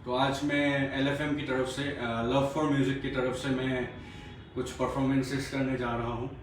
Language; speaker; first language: Hindi; non-native, local second language; Assamese